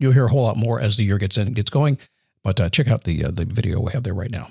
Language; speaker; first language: English; native; English